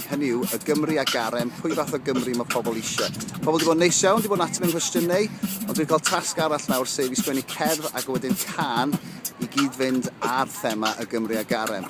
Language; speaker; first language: Welsh; native; Welsh